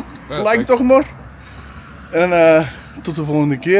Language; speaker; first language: Dutch; native; Dutch